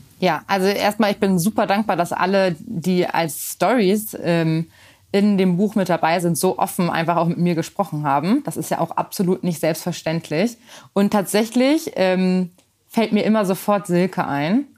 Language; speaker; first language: German; native; German